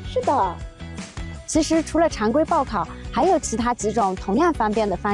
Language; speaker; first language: Chinese; native; Chinese